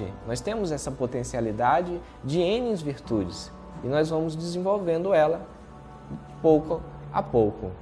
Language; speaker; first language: Portuguese; native; Portuguese